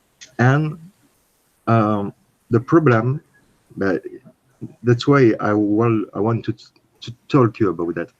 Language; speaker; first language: English; non-native, learner; French